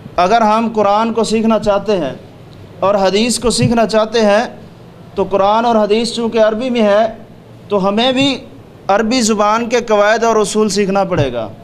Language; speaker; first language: Urdu; non-native, local second language; Punjabi